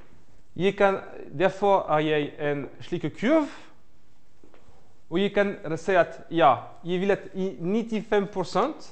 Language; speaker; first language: Norwegian; non-native, fluent; French